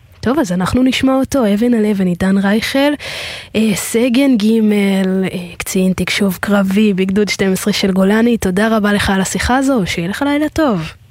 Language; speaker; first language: Hebrew; native; Hebrew